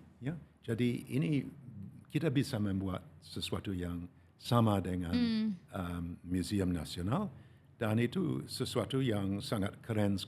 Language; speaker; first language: Indonesian; non-native, fluent; English